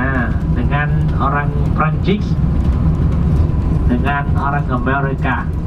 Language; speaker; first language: Indonesian; non-native, learner; Vietnamese